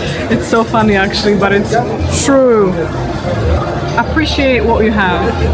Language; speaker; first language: English; non-native, fluent; Polish